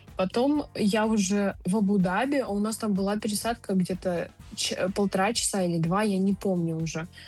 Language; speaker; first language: Russian; native; Russian